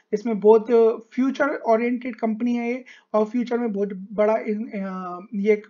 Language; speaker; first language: Hindi; native; Hindi